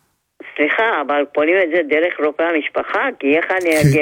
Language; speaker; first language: Hebrew; non-native, fluent; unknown